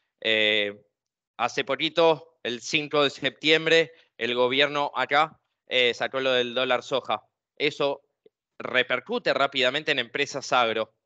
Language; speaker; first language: Spanish; native; Spanish